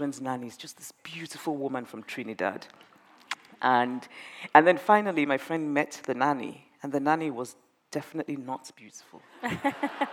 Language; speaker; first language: English; non-native, local second language; Igbo